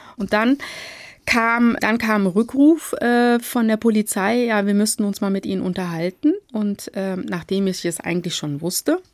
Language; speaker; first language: German; early bilingual, other home language; Turkish